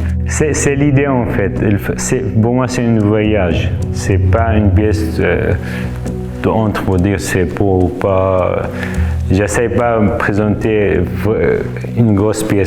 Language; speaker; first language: French; non-native, fluent; Arabic